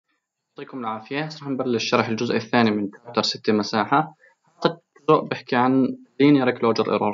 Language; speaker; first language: Arabic; native; Arabic